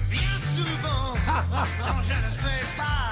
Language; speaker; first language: French; native; French